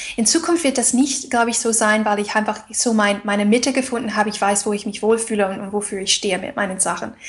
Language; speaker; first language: German; non-native, fluent; English